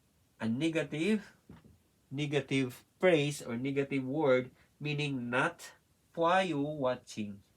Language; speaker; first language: English; non-native, learner; Filipino